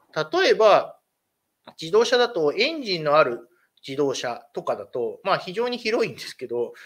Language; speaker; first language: Japanese; native; Japanese